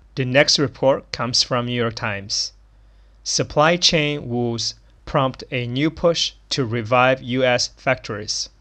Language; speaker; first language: English; non-native, fluent; Chinese